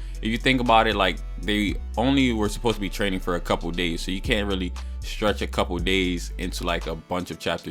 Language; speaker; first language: English; native; English